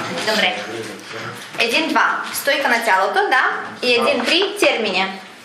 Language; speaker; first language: Bulgarian; non-native, learner; Russian